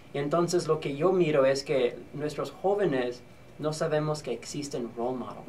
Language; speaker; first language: Spanish; early bilingual, heritage; Spanish